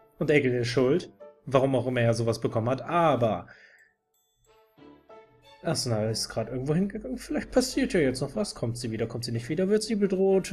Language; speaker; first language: German; native; German